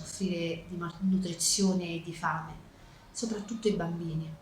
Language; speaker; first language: Italian; native; Italian